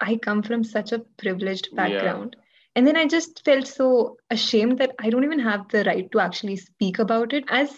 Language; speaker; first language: English; non-native, local second language; Hindi